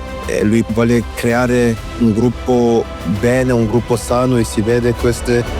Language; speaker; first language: Italian; non-native, fluent; German